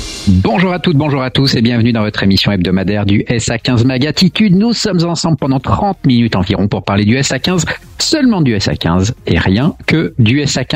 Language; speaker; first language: French; native; French